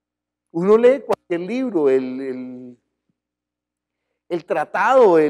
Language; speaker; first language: Spanish; native; Spanish